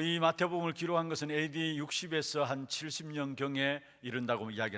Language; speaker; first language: Korean; native; Korean